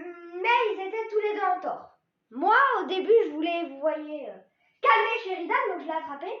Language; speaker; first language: French; native; French